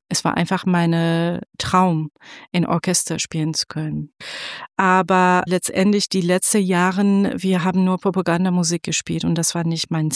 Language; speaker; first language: German; non-native, fluent; Persian